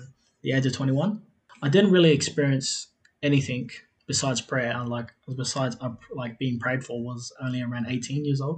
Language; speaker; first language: English; native; English